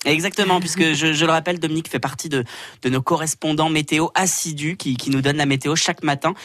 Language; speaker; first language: French; native; French